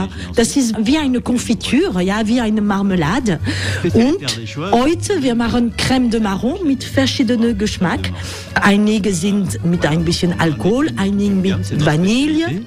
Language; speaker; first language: German; non-native, fluent; French